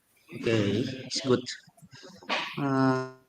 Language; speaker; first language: English; non-native, learner; Indonesian